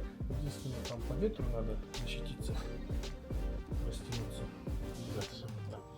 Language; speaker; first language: Russian; native; Russian